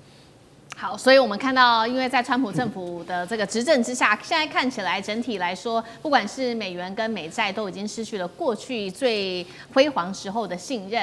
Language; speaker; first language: Chinese; native; Chinese